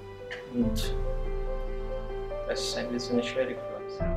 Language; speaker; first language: German; non-native, learner; Persian